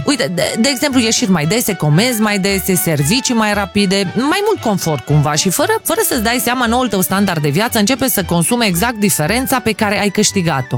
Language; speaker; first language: Romanian; native; Romanian